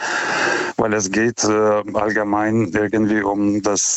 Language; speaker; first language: German; non-native, fluent; Lithuanian